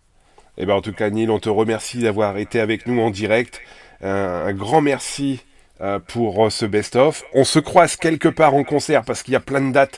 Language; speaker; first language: French; native; French